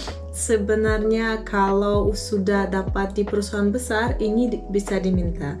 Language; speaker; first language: Indonesian; non-native, fluent; Russian